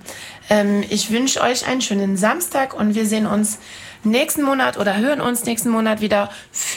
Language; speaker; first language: German; non-native, fluent; French